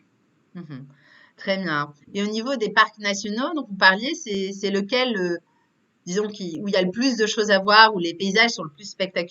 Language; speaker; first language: French; native; French